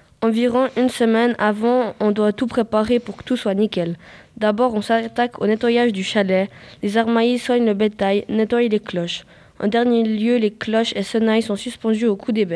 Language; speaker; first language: French; native; French